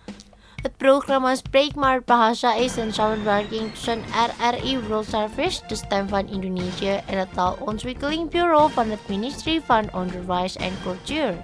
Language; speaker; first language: Dutch; non-native, fluent; Indonesian